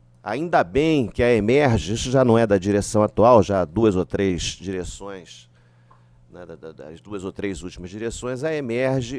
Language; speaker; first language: Portuguese; native; Portuguese